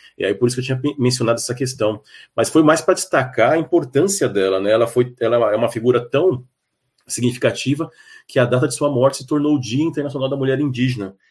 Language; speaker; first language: Portuguese; native; Portuguese